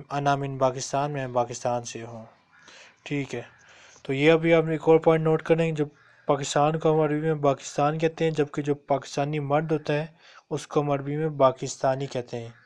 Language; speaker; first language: Urdu; native; Urdu